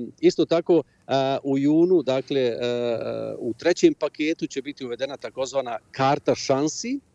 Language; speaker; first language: Croatian; native; Croatian